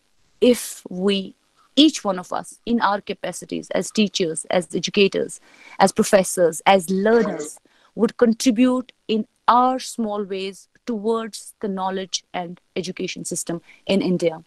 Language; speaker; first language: English; non-native, local second language; Kashmiri